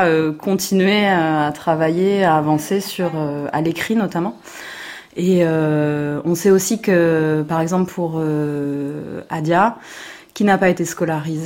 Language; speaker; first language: French; native; French